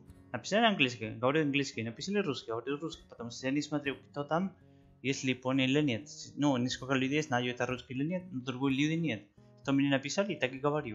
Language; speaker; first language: Russian; non-native, learner; Spanish